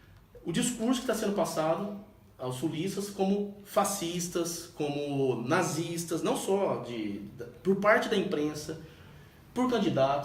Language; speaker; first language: Portuguese; native; Portuguese